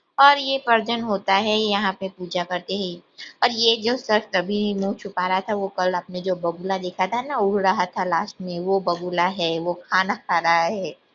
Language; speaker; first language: Hindi; non-native, local second language; Gujarati